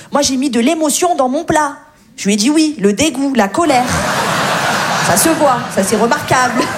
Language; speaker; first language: French; native; French